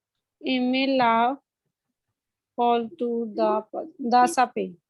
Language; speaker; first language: French; non-native, learner; Hindi